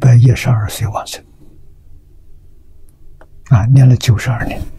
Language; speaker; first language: Chinese; native; Chinese